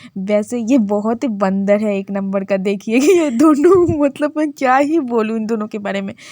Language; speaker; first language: Hindi; non-native, local second language; Bangla